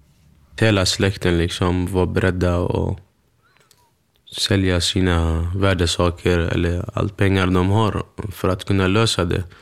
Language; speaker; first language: Swedish; early bilingual, other home language; Kurdish